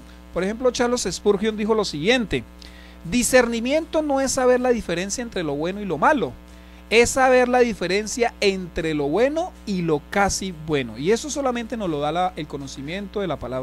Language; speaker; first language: Spanish; native; Spanish